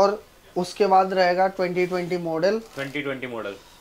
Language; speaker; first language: Hindi; native; Hindi